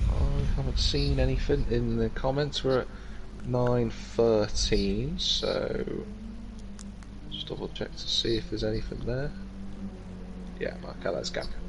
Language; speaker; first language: English; native; English